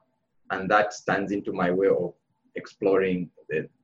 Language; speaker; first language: English; non-native, local second language; Bemba